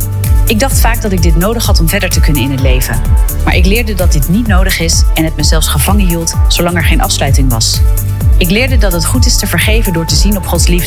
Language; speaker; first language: Dutch; native; Dutch